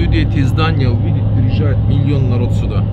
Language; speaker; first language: Russian; non-native, learner; Turkish